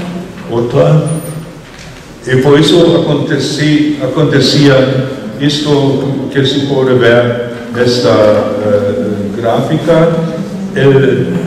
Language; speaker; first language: Portuguese; non-native, fluent; German